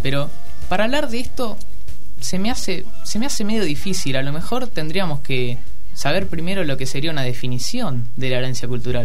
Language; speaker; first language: Spanish; native; Spanish